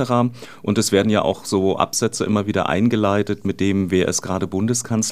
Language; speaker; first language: German; native; German